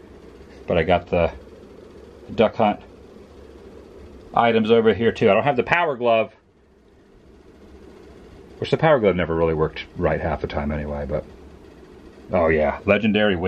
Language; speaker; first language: English; native; English